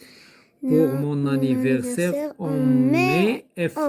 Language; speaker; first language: French; non-native, local second language; Arabic